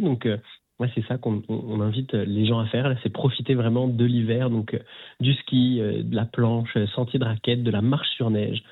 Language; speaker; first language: French; native; French